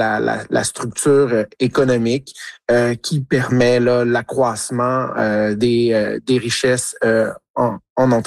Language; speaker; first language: French; native; French